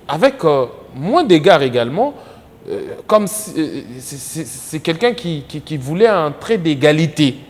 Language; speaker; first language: French; non-native, local second language; Lingala